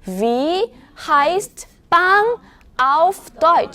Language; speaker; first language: German; non-native, fluent; Korean